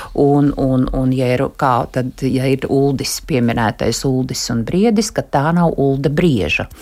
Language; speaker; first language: Latvian; native; Latvian